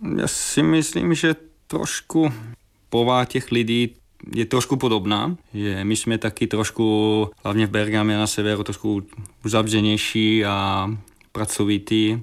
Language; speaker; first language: Czech; non-native, fluent; Italian